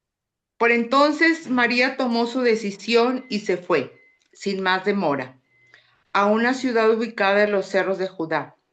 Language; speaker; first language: Spanish; native; Spanish